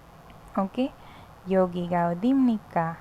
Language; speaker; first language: Korean; non-native, fluent; Hindi